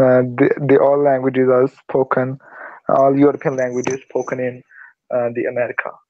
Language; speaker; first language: English; non-native, learner; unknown